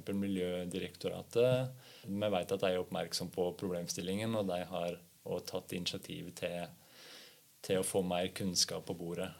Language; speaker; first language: Norwegian; native; Norwegian